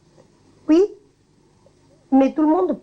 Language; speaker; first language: French; non-native, learner; Spanish